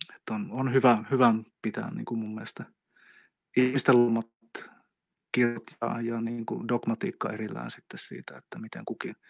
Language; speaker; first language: Finnish; native; Finnish